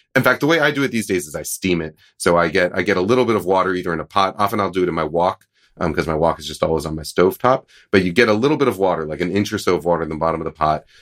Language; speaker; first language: English; native; English